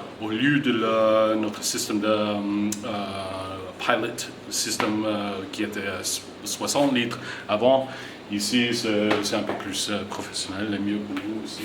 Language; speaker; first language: French; non-native, fluent; English